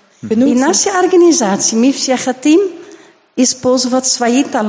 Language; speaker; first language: Russian; non-native, learner; Dutch